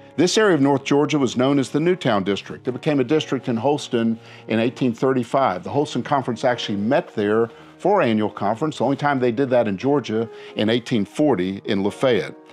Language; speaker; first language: English; native; English